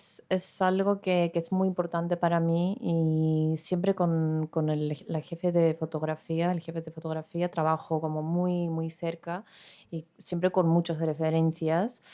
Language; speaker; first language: Spanish; non-native, fluent; Greek